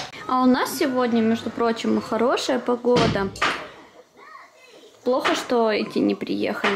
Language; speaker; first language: Russian; native; Russian